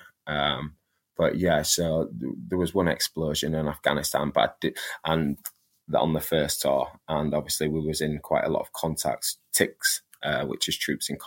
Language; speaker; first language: English; native; English